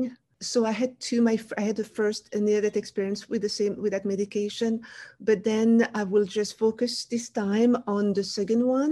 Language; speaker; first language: English; non-native, fluent; French